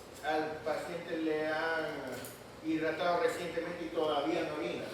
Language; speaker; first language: Spanish; native; Spanish